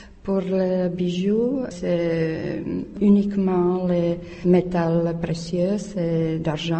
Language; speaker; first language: French; non-native, learner; Czech